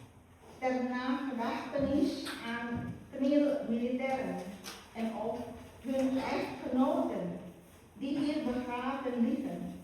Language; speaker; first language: Dutch; early bilingual, other home language; Malay